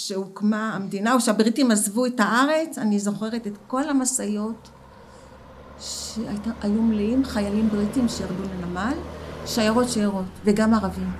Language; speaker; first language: Hebrew; early bilingual, other home language; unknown